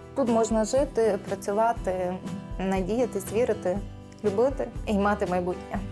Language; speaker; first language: Ukrainian; native; Ukrainian